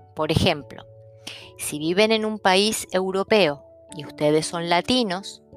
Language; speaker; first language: Spanish; early bilingual, other home language; Italian